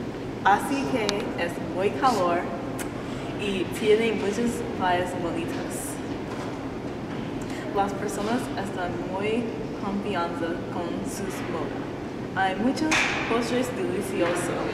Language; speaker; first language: Spanish; non-native, learner; English